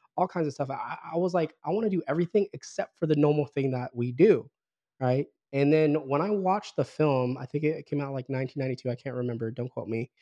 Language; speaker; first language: English; early bilingual, other home language; Filipino